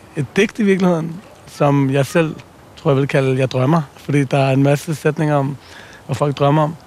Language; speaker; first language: Danish; early bilingual, other home language; Persian